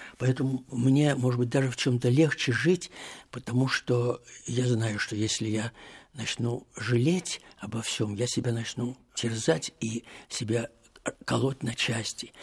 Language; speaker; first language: Russian; native; Russian